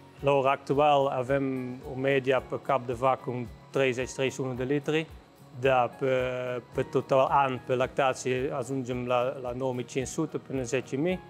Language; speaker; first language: Romanian; non-native, fluent; Dutch